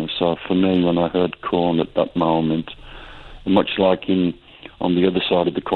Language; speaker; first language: English; native; English